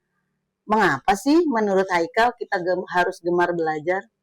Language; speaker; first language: Indonesian; native; Indonesian